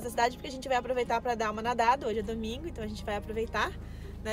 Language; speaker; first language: Portuguese; native; Portuguese